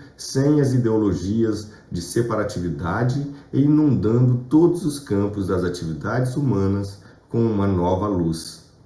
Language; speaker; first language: Portuguese; native; Portuguese